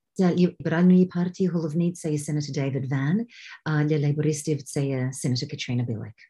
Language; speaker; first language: Ukrainian; early bilingual, heritage; Ukrainian